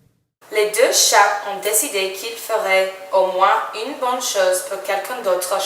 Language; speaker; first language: French; non-native, learner; English